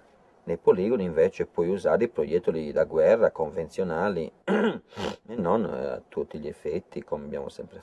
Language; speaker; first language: Italian; native; Italian